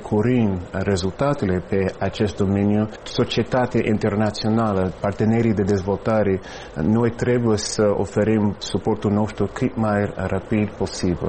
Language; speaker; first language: Romanian; non-native, fluent; English